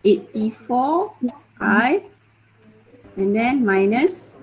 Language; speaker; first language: English; non-native, local second language; Malay